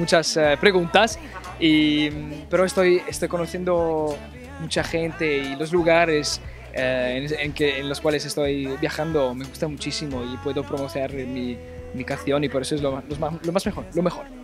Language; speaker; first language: Spanish; non-native, fluent; German